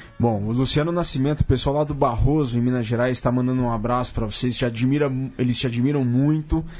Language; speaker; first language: Portuguese; native; Portuguese